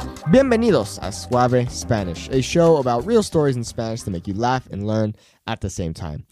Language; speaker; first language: English; native; English